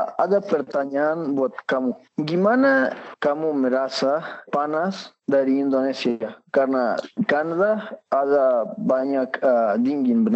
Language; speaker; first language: Indonesian; non-native, learner; Spanish